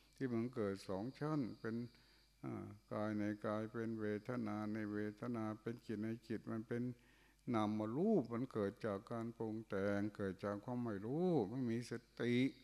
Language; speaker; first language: Thai; non-native, local second language; Northeastern Thai